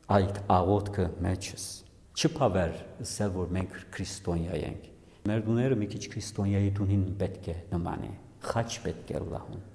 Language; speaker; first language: Armenian; early bilingual, heritage; Armenian